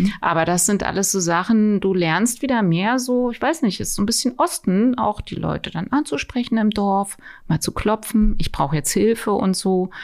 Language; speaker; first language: German; native; German